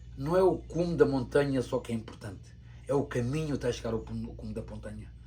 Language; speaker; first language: Portuguese; native; Portuguese